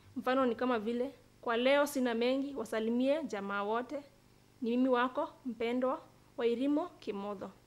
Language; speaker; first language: Swahili; non-native, local second language; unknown